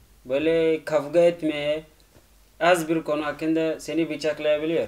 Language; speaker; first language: Turkish; non-native, fluent; Arabic